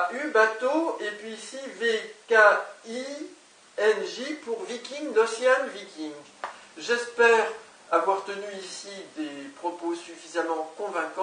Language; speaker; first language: French; native; French